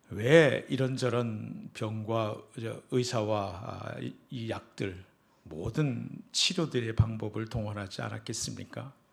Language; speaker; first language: Korean; native; Korean